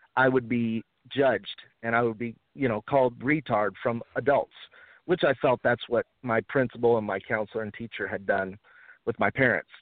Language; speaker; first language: English; early bilingual, other home language; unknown